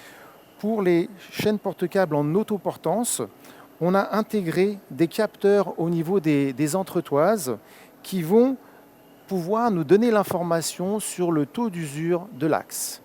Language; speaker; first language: French; native; French